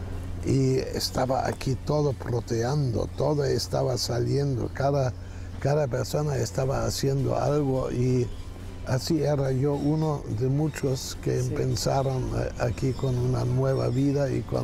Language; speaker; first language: Spanish; non-native, fluent; German